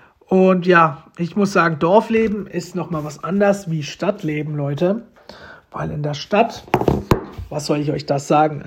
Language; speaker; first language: German; early bilingual, other home language; Romanian